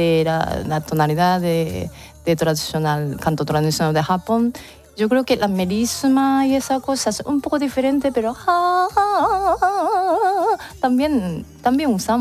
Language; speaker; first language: Spanish; non-native, fluent; Japanese